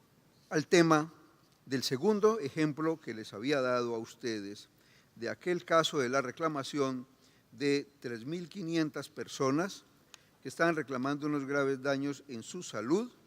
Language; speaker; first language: Spanish; native; Spanish